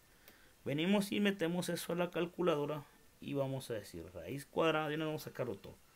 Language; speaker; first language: Spanish; native; Spanish